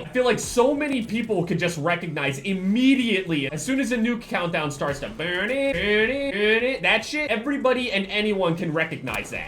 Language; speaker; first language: English; native; English